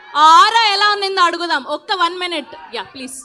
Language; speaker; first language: Telugu; native; Telugu